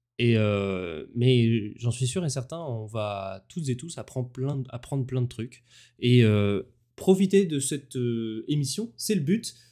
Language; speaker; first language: French; native; French